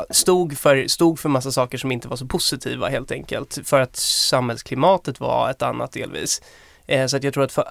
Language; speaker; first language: Swedish; native; Swedish